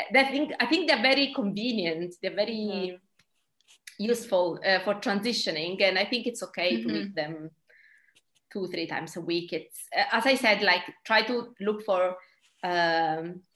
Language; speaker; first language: English; non-native, fluent; Italian